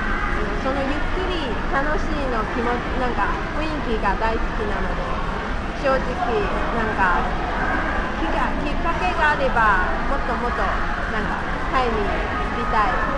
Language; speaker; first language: Japanese; non-native, fluent; Chinese